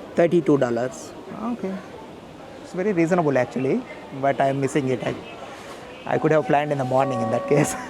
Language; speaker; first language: English; non-native, local second language; Telugu